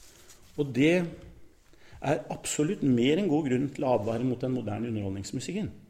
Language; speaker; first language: Norwegian; native; Norwegian